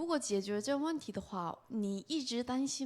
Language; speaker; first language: Chinese; non-native, fluent; Korean